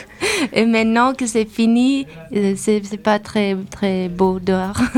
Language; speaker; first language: French; non-native, fluent; English